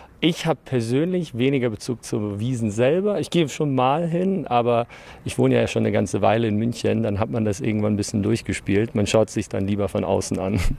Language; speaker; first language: German; early bilingual, other home language; English